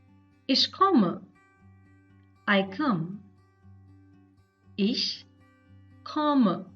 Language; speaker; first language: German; non-native, fluent; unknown